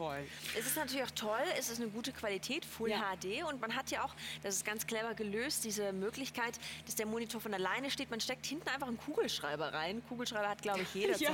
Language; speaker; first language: German; native; German